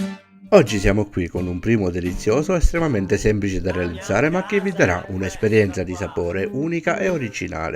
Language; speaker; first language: Italian; native; Italian